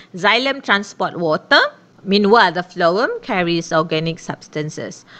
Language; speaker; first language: English; non-native, local second language; Malay